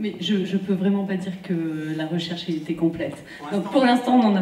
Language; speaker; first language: French; native; French